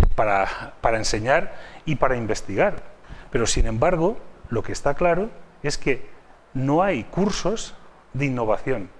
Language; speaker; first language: Spanish; native; Spanish